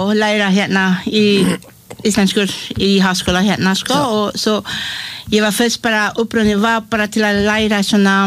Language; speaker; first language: Icelandic; non-native, learner; Malay